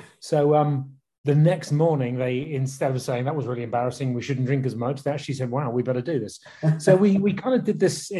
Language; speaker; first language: English; native; English